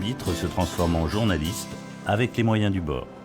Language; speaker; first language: French; native; French